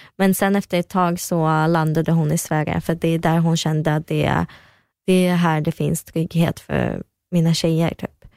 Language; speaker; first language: Swedish; early bilingual, other home language; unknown